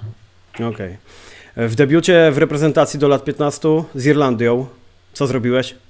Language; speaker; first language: Polish; native; Polish